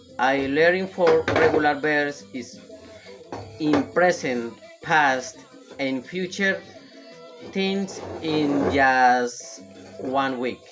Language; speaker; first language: English; non-native, learner; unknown